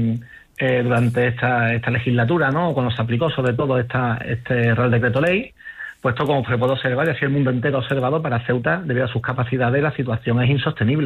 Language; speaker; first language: Spanish; native; Spanish